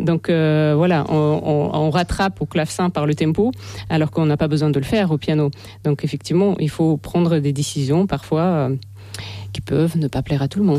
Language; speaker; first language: French; non-native, fluent; Russian